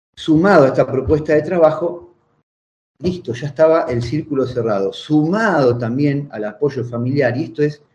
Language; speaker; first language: Spanish; native; Spanish